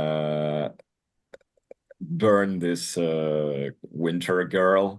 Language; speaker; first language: English; non-native, learner; Russian